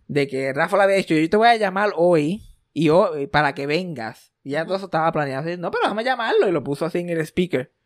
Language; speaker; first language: Spanish; native; Spanish